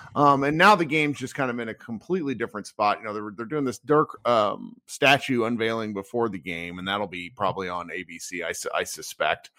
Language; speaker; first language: English; native; English